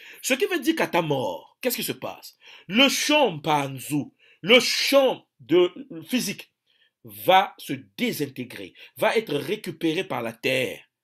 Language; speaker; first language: French; non-native, local second language; Kongo